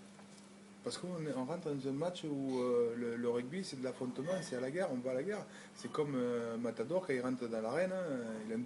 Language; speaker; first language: French; native; French